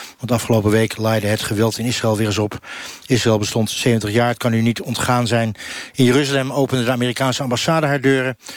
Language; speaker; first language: Dutch; native; Dutch